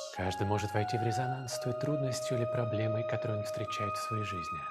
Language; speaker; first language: Russian; native; Russian